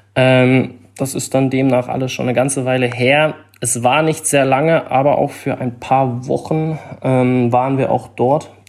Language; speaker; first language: German; native; German